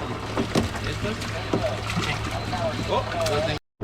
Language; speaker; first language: Spanish; non-native, learner; French